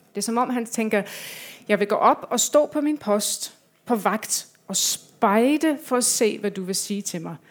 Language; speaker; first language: Danish; non-native, fluent; English